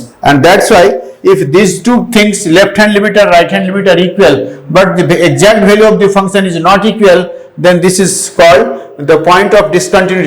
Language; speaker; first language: English; non-native, local second language; Hindi